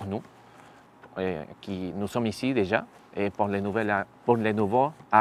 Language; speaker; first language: French; non-native, learner; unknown